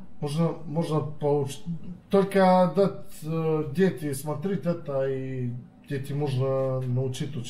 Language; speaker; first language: Russian; non-native, learner; Serbian